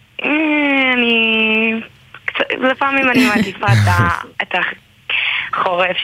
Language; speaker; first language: Hebrew; non-native, learner; English